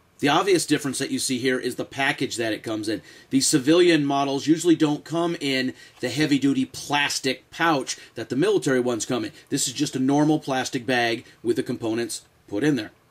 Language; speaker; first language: English; native; English